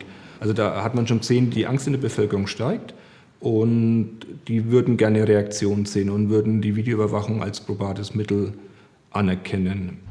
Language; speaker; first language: German; native; German